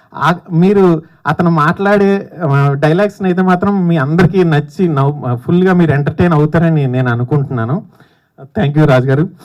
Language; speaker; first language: Telugu; native; Telugu